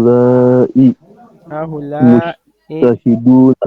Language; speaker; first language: Arabic; non-native, learner; French